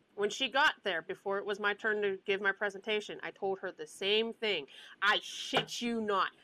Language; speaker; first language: English; native; English